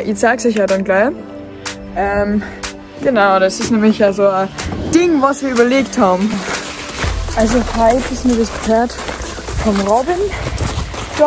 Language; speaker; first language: German; native; German